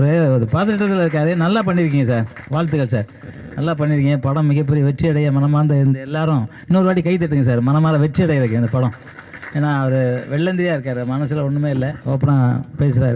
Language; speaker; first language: Tamil; native; Tamil